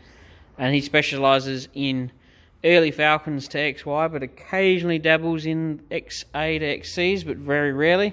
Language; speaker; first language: English; native; English